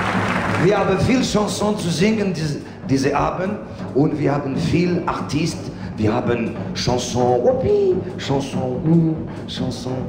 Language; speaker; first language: German; non-native, learner; French